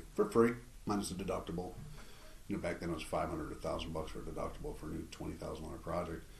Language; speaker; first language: English; native; English